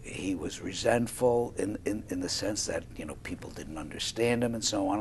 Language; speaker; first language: English; native; English